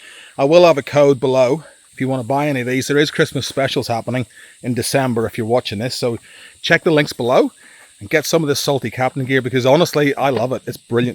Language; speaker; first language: English; native; English